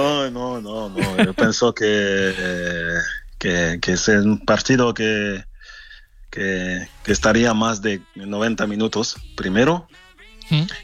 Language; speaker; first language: Spanish; non-native, fluent; French